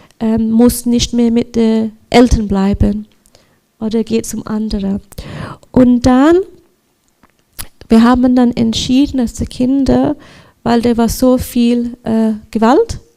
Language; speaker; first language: German; non-native, learner; English